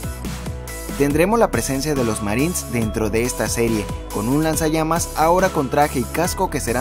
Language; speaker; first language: Spanish; native; Spanish